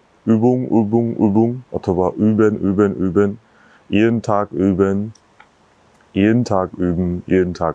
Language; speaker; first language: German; non-native, fluent; Bangla